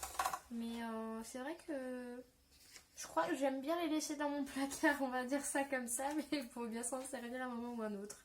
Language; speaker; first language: French; native; French